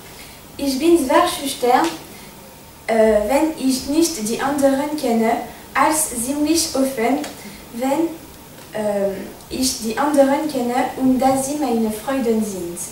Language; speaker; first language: German; non-native, learner; French